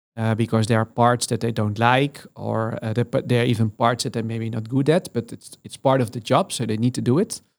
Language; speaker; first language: English; non-native, fluent; Dutch